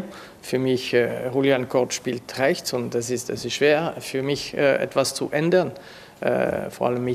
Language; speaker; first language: German; non-native, fluent; French